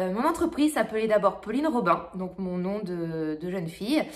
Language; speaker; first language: French; native; French